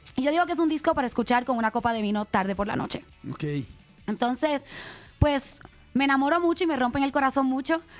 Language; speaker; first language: Spanish; native; Spanish